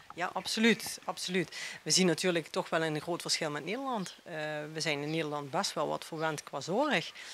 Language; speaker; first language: Dutch; native; Dutch